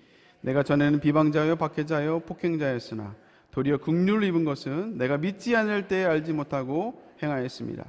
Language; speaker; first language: Korean; native; Korean